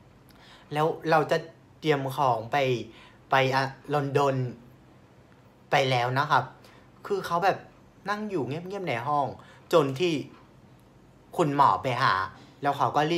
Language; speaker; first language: Thai; non-native, fluent; Vietnamese